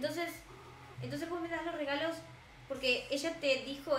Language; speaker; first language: Spanish; native; Spanish